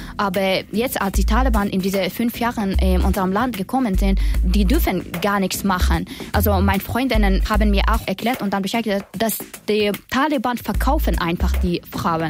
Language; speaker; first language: German; non-native, learner; Persian